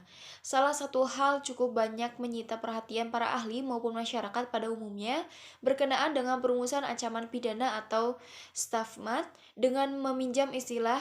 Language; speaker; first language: Indonesian; native; Indonesian